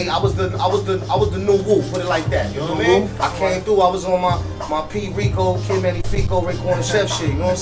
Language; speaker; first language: English; native; English